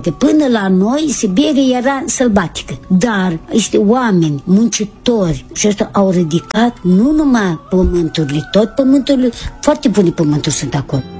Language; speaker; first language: Romanian; native; Romanian